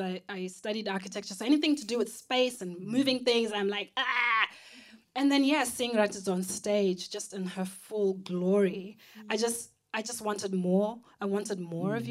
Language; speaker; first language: English; non-native, local second language; Shona